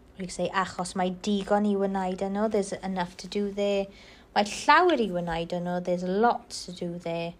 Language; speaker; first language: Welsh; non-native, local second language; English